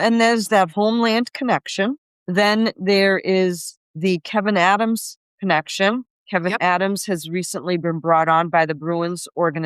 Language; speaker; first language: English; native; English